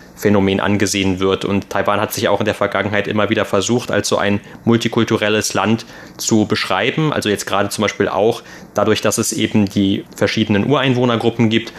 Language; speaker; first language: German; native; German